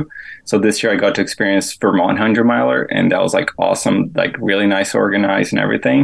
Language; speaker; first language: English; non-native, fluent; Portuguese